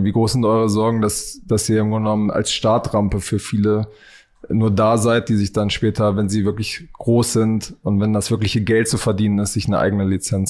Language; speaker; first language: German; native; German